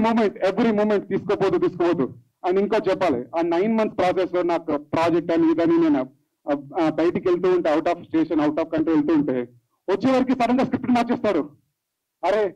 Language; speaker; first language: Telugu; native; Telugu